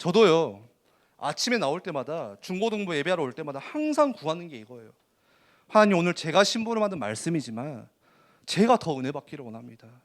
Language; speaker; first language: Korean; native; Korean